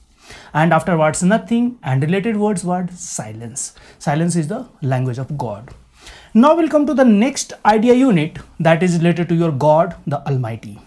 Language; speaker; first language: English; non-native, local second language; Hindi